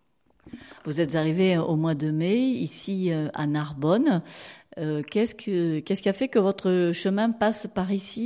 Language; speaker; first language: French; native; French